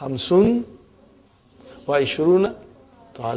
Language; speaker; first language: Arabic; non-native, fluent; Urdu